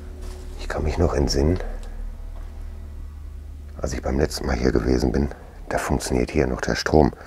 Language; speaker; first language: German; native; German